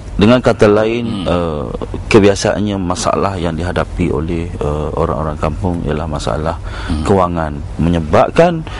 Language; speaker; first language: Malay; native; Malay